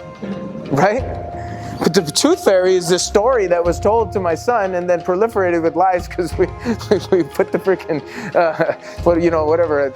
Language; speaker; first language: English; native; English